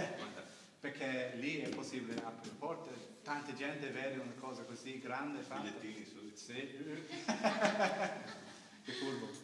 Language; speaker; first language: Italian; non-native, learner; English